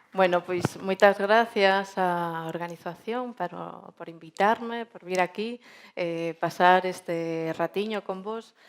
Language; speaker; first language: Galician; non-native, local second language; Spanish